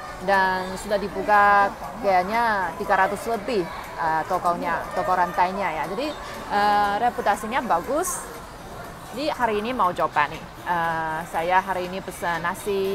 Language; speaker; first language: Indonesian; non-native, fluent; Chinese